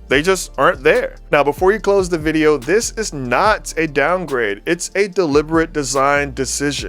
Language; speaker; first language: English; native; English